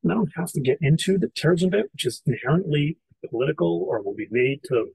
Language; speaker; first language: English; native; English